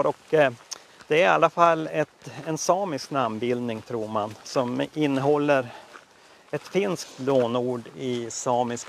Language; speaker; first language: Swedish; native; Swedish